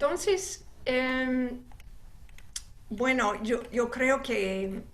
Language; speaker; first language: Spanish; non-native, fluent; English